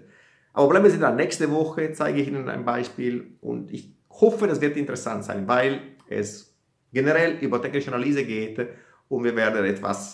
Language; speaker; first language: German; non-native, fluent; Italian